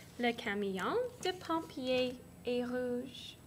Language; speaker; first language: French; non-native, learner; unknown